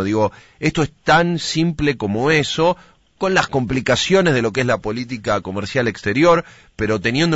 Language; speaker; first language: Spanish; native; Spanish